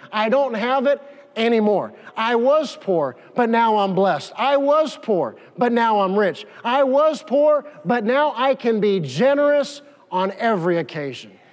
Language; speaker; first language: English; native; English